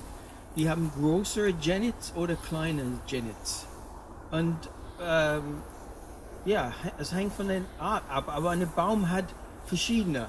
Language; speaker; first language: German; non-native, fluent; English